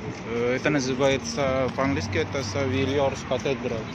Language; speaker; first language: Russian; non-native, learner; Indonesian